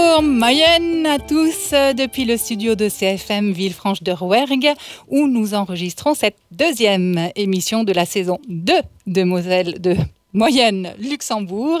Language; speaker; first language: French; native; French